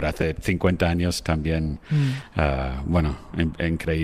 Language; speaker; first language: Spanish; non-native, fluent; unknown